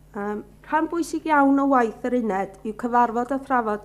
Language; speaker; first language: Welsh; native; Welsh